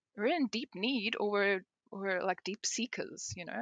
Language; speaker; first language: English; native; English